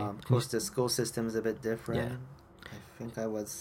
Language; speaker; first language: English; non-native, fluent; Japanese